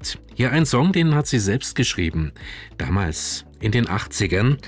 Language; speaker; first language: German; native; German